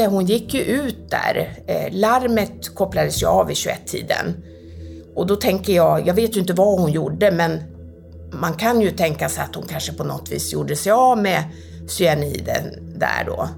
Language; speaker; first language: Swedish; native; Swedish